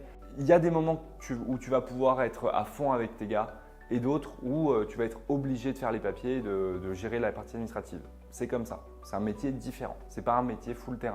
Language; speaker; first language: French; native; French